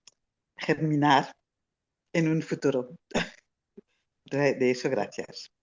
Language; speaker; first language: Spanish; non-native, fluent; French